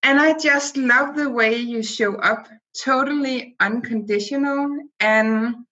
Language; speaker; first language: English; non-native, fluent; Danish